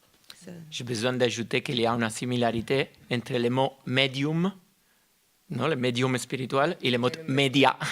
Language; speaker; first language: French; non-native, fluent; Italian